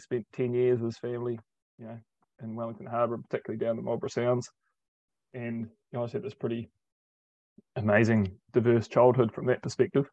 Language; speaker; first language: English; native; English